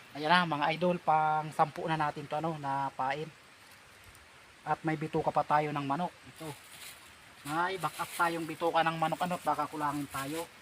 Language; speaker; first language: Filipino; non-native, local second language; Bikol